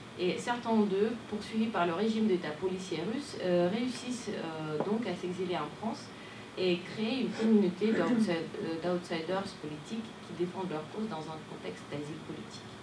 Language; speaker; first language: French; non-native, fluent; Russian